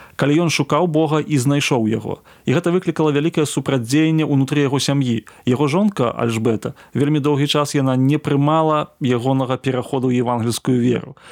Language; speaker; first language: Belarusian; native; Belarusian